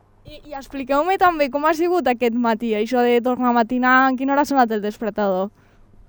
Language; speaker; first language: Catalan; native; Catalan